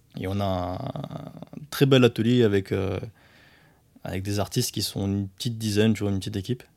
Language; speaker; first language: French; early bilingual, other home language; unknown